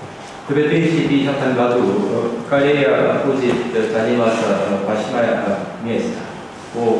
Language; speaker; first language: Russian; non-native, learner; Korean